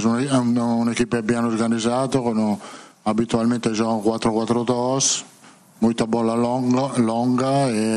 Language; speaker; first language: Portuguese; non-native, fluent; Italian